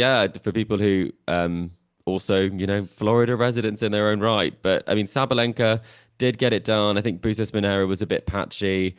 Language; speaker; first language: English; native; English